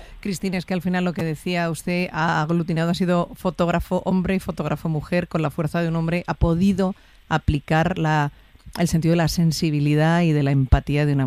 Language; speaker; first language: Spanish; native; Spanish